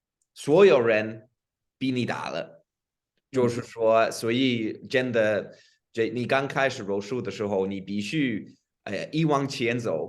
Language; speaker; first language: Chinese; non-native, fluent; English